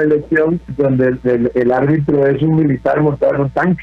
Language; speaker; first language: Spanish; native; Spanish